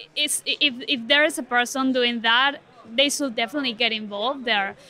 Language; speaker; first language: English; non-native, fluent; Spanish